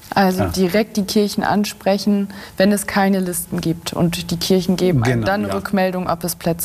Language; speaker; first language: German; native; German